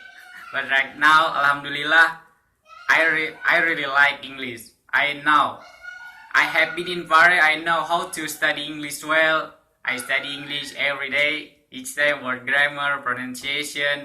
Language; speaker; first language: English; non-native, learner; Indonesian